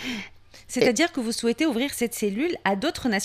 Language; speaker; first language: French; non-native, local second language; Arabic